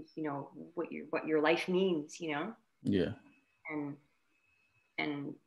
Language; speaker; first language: English; native; English